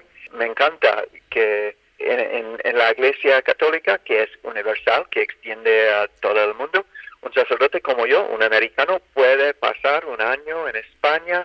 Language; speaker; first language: Spanish; non-native, fluent; English